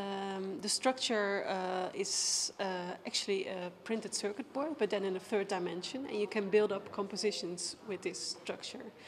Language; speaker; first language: English; non-native, fluent; Dutch